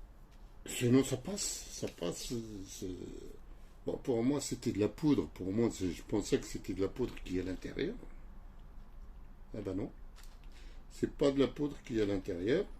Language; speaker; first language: French; non-native, local second language; Arabic